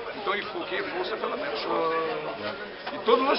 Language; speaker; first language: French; non-native, learner; Portuguese